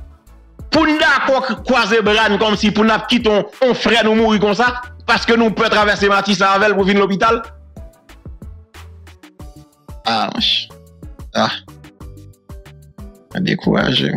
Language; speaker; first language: French; non-native, local second language; Haitian Creole